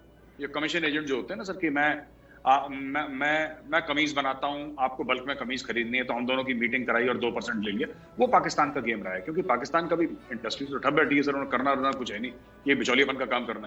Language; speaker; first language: Hindi; native; Hindi